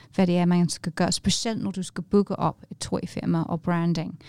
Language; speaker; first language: Danish; non-native, fluent; English